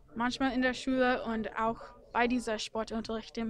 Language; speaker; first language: German; non-native, fluent; English